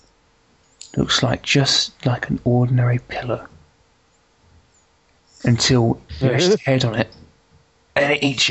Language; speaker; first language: English; native; English